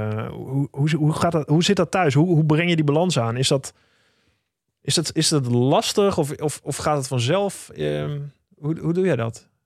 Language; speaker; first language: Dutch; native; Dutch